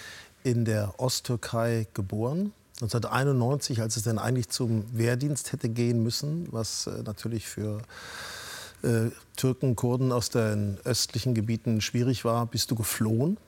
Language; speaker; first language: German; native; German